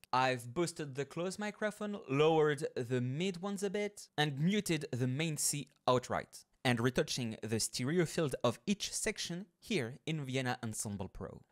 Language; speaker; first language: English; non-native, fluent; French